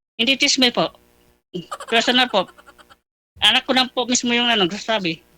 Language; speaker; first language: Filipino; non-native, local second language; Pampanga